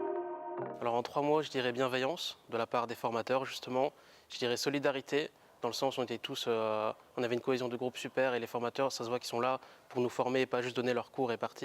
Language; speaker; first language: French; native; French